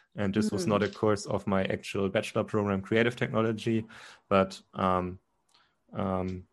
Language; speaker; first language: English; non-native, fluent; German